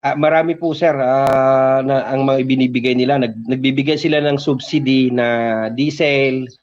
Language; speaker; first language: Filipino; non-native, local second language; Iloko